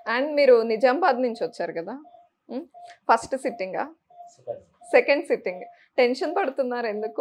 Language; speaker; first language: Telugu; native; Telugu